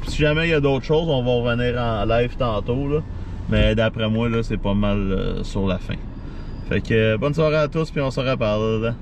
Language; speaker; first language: French; native; French